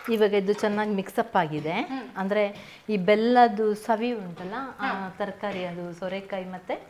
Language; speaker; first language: Kannada; native; Kannada